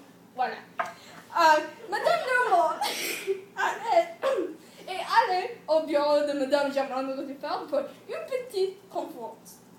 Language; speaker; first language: French; non-native, learner; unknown